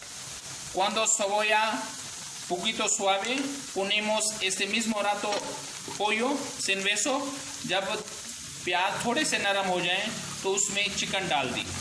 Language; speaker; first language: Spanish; non-native, learner; Urdu